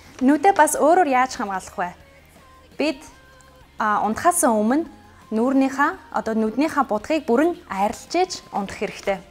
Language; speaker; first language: Mongolian; non-native, fluent; English